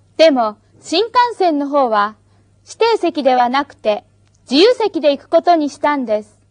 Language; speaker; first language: Japanese; native; Japanese